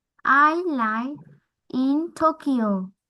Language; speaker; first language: English; non-native, learner; Vietnamese